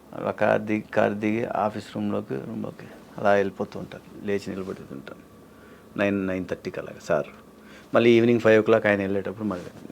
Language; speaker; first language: Telugu; native; Telugu